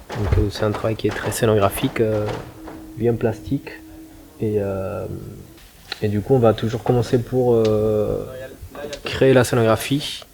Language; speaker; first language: French; non-native, fluent; Spanish